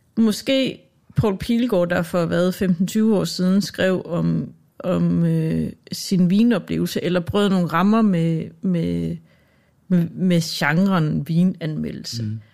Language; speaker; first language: Danish; native; Danish